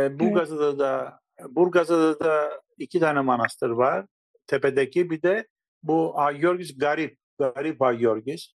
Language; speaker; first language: Turkish; non-native, local second language; Greek